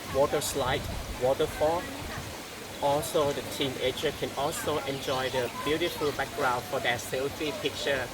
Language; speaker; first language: English; non-native, fluent; Thai